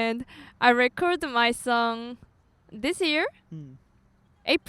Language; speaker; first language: English; non-native, learner; Korean